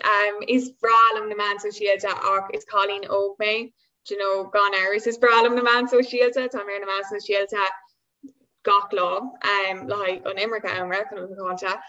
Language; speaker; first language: Irish; non-native, local second language; English